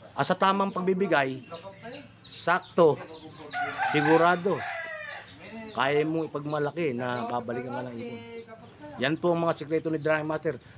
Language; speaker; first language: Filipino; non-native, local second language; Waray